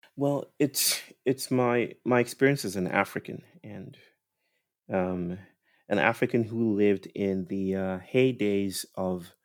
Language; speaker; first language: English; non-native, local second language; Yoruba